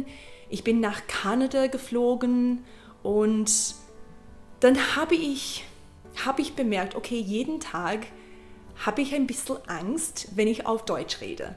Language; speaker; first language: German; non-native, learner; English